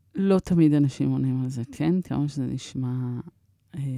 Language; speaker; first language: Hebrew; early bilingual, other home language; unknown